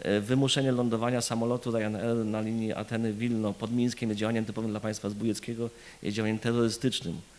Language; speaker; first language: Polish; native; Polish